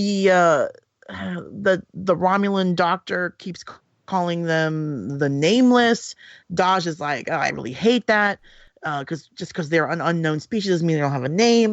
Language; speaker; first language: English; native; English